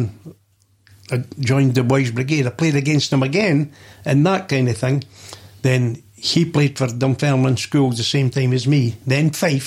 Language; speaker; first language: English; native; English